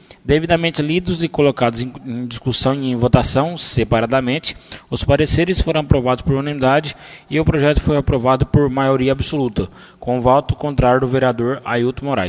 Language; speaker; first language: Portuguese; native; Portuguese